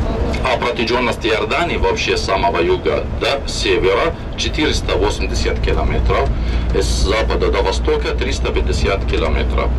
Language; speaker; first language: Russian; non-native, fluent; Arabic